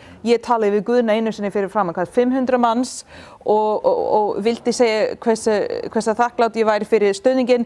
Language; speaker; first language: Icelandic; non-native, learner; English